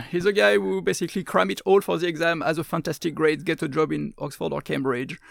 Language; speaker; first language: English; non-native, fluent; French